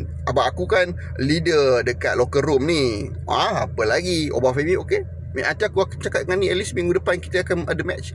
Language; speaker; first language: Malay; native; Malay